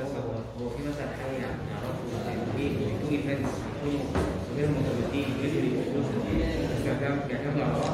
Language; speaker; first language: Arabic; native; Arabic